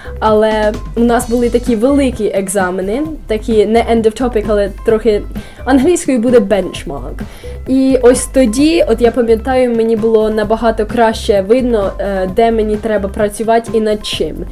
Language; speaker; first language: Ukrainian; early bilingual, heritage; Ukrainian